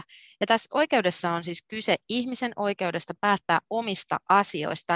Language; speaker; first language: Finnish; native; Finnish